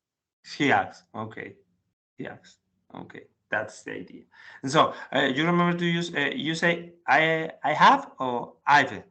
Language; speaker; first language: English; non-native, learner; Spanish